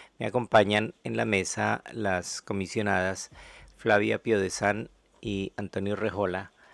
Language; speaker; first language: Spanish; native; Spanish